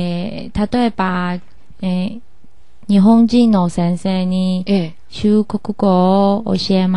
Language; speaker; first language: Japanese; non-native, learner; Chinese